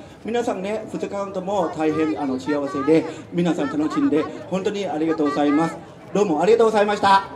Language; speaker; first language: Japanese; non-native, fluent; Thai